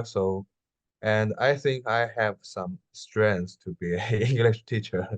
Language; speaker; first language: English; non-native, learner; Chinese